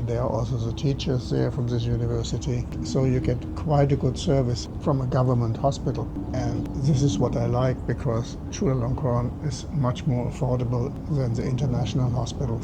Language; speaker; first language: English; non-native, fluent; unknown